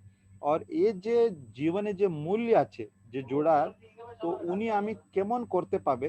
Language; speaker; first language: Bangla; non-native, learner; Hindi